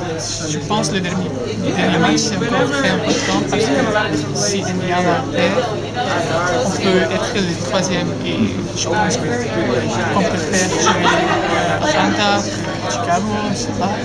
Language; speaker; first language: French; non-native, local second language; Dutch